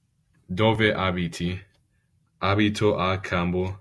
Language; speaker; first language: Italian; non-native, learner; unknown